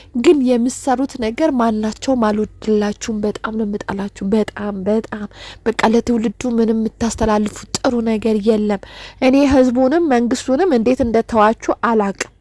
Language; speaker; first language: Amharic; non-native, local second language; Oromo